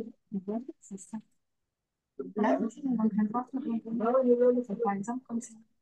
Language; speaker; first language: French; non-native, learner; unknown